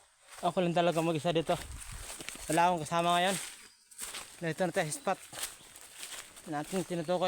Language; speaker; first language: Filipino; non-native, local second language; Cebuano